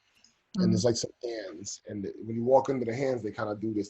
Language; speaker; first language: English; native; English